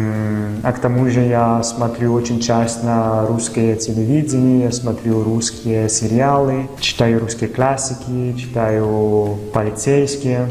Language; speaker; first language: Russian; non-native, fluent; Italian